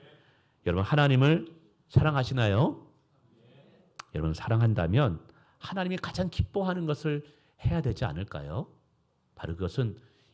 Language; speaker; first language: Korean; native; Korean